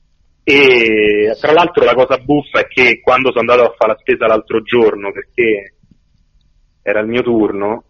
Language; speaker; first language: Italian; native; Italian